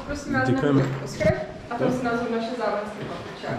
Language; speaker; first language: Czech; native; Czech